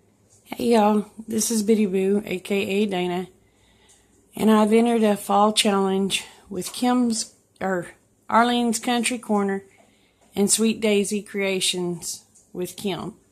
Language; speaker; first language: English; native; English